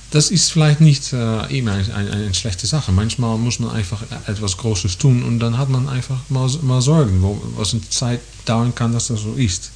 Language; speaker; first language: German; non-native, fluent; English